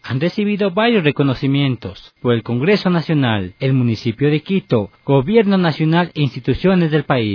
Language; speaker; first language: Spanish; native; Spanish